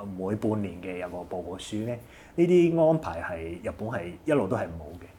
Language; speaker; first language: Cantonese; non-native, fluent; Japanese